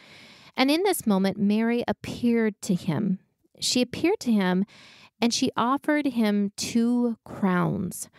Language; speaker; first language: English; native; English